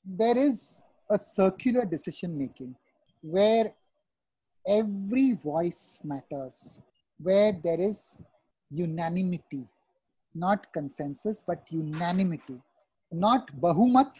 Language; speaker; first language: English; non-native, local second language; Hindi